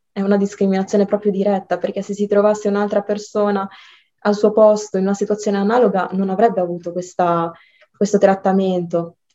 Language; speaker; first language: Italian; early bilingual, other home language; Arabic